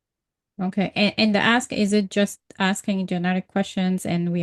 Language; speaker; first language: English; non-native, fluent; Arabic